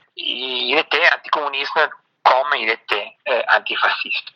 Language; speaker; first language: French; non-native, fluent; Italian